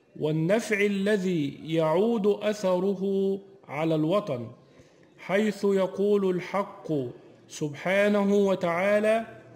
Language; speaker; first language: Arabic; native; Arabic